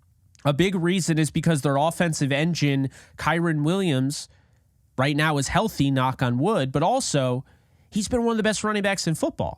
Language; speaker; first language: English; native; English